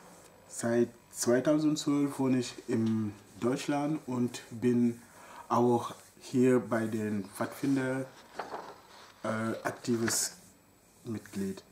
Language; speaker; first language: German; non-native, local second language; French